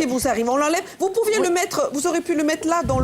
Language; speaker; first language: French; native; French